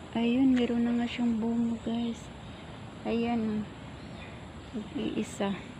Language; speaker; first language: Filipino; native; Filipino